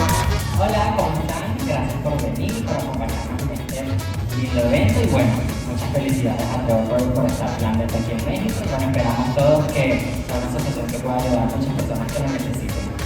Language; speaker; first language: Spanish; native; Spanish